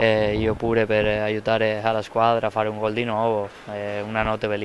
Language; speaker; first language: Italian; non-native, fluent; Spanish